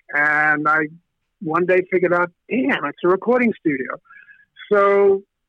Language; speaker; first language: English; native; English